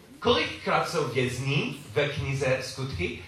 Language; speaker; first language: Czech; non-native, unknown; English